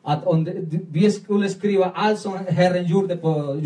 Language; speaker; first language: Swedish; non-native, learner; Spanish